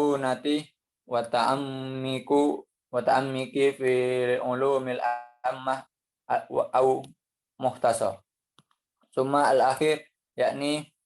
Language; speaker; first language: Arabic; non-native, learner; Indonesian